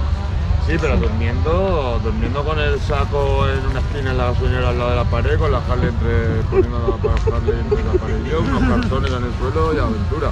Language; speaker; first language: Spanish; native; Spanish